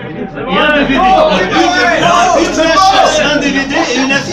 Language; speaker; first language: French; native; French